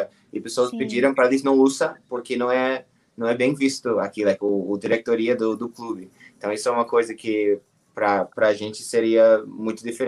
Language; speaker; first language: Portuguese; non-native, learner; English